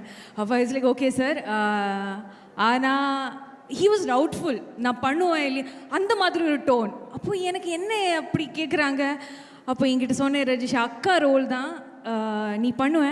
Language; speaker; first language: Tamil; non-native, fluent; Malayalam